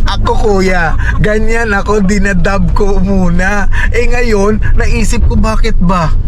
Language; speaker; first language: Filipino; non-native, local second language; Hiligaynon